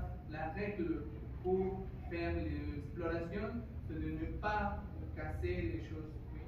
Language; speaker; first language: French; non-native, fluent; Spanish